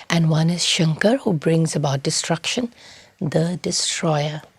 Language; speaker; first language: English; non-native, local second language; Punjabi